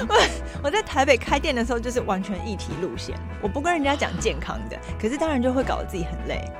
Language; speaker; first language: Chinese; native; Chinese